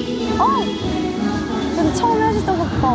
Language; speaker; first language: Korean; native; Korean